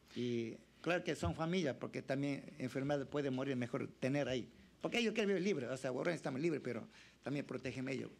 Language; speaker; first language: Spanish; non-native, local second language; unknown